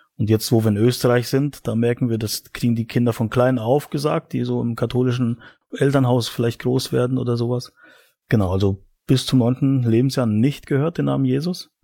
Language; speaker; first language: German; native; German